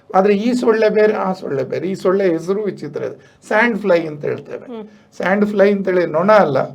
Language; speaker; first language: Kannada; native; Kannada